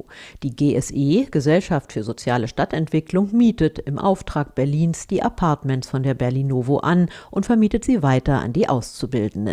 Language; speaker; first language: German; native; German